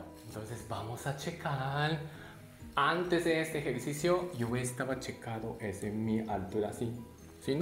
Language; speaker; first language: Spanish; non-native, learner; Japanese